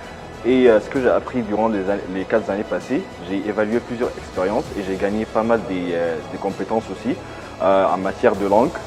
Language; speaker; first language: French; non-native, fluent; Arabic